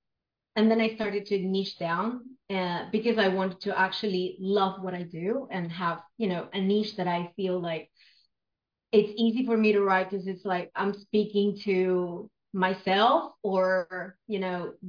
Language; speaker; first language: English; non-native, fluent; Spanish